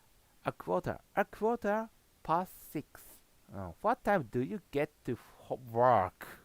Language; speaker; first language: English; non-native, learner; Japanese